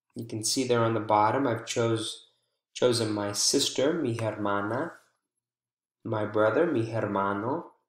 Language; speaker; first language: English; native; English